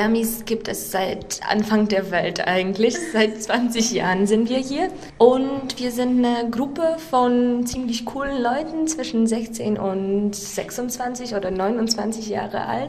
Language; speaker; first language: German; non-native, local second language; Polish